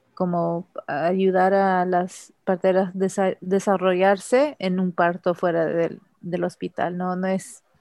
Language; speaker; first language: Spanish; early bilingual, heritage; Spanish